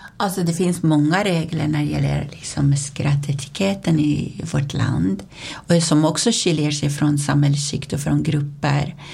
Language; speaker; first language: Swedish; non-native, fluent; Persian